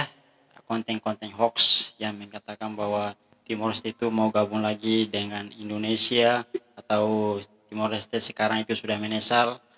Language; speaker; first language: Indonesian; non-native, fluent; Tetum